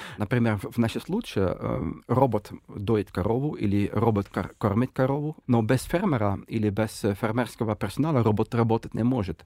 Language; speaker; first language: Russian; non-native, fluent; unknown